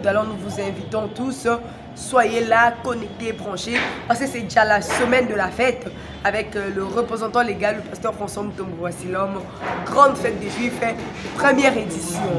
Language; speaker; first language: French; non-native, local second language; Lingala